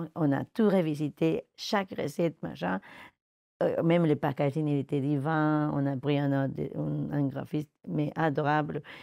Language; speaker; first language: French; non-native, fluent; Spanish